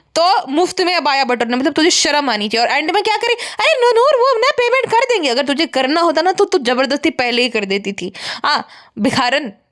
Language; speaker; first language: Hindi; non-native, local second language; Gujarati